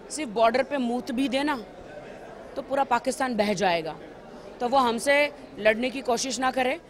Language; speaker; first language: Hindi; native; Hindi